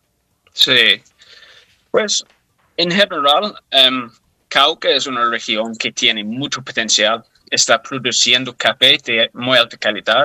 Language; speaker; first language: Spanish; non-native, fluent; English